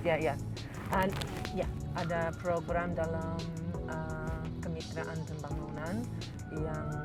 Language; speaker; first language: Indonesian; non-native, fluent; English